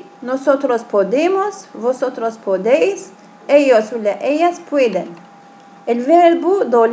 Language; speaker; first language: Spanish; non-native, fluent; Arabic